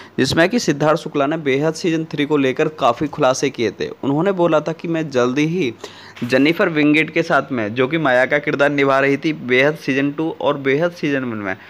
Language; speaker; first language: Hindi; native; Hindi